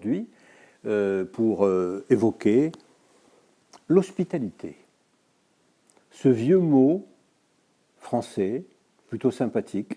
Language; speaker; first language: French; native; French